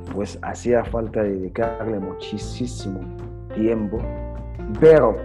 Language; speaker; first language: Spanish; non-native, fluent; Arabic